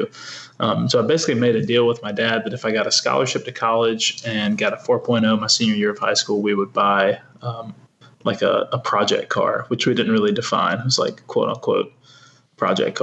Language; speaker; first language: English; native; English